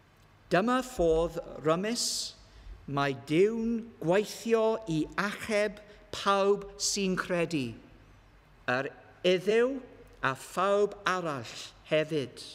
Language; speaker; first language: Welsh; non-native, learner; English